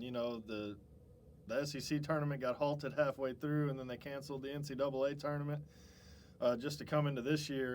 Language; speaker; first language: English; native; English